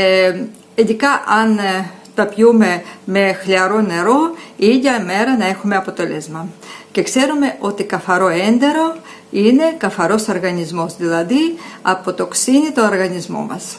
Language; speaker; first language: Greek; non-native, fluent; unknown